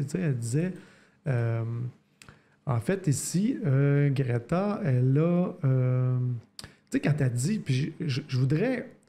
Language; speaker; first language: French; native; French